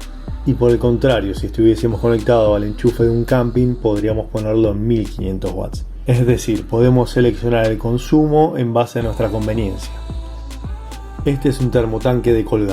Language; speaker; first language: Spanish; native; Spanish